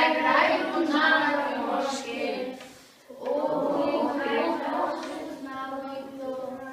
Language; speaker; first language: Russian; non-native, learner; Mongolian